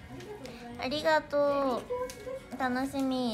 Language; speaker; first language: Japanese; native; Japanese